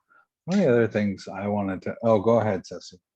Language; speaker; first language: English; native; English